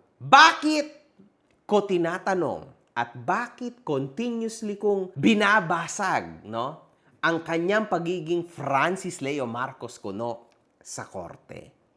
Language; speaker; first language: Filipino; native; Filipino